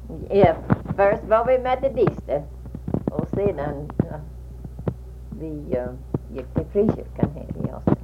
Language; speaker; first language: Swedish; early bilingual, heritage; Swedish